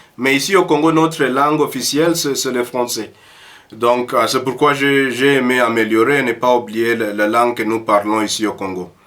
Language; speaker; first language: French; early bilingual, heritage; French